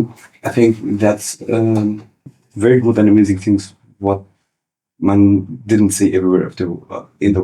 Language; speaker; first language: English; early bilingual, other home language; Kurdish